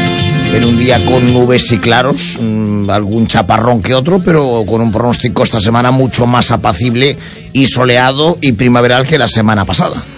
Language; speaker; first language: Spanish; native; Spanish